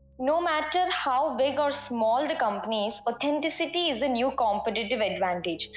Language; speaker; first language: English; non-native, local second language; Malayalam